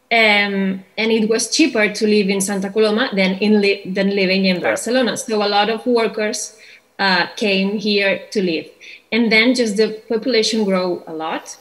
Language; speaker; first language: English; non-native, fluent; Catalan